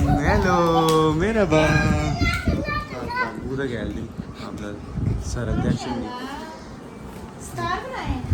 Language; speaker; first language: Turkish; non-native, learner; Urdu